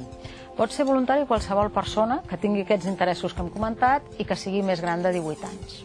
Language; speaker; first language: Catalan; native; Catalan